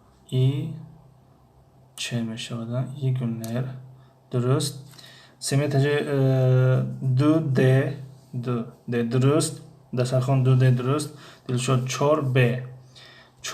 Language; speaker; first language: Turkish; non-native, fluent; Tajik